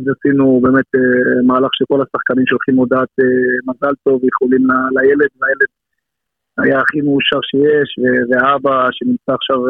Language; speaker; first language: Hebrew; native; Hebrew